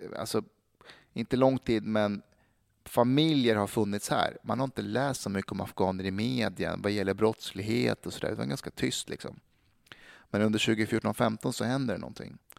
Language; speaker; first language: Swedish; early bilingual, other home language; Persian